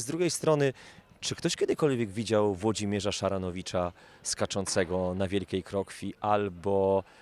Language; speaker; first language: Polish; native; Polish